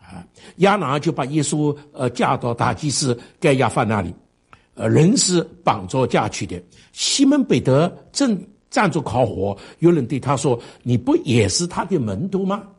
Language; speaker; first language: Chinese; native; Chinese